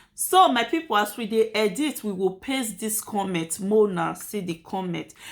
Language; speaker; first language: Nigerian Pidgin; native; Nigerian Pidgin